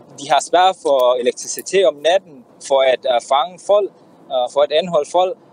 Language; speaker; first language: Danish; non-native, fluent; Hakha Chin